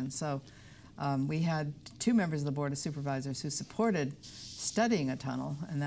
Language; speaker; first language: English; native; English